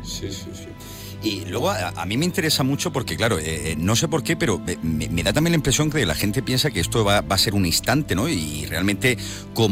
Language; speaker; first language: Spanish; native; Spanish